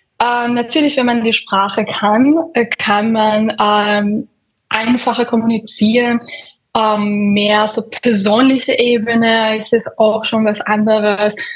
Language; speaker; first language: German; non-native, fluent; Persian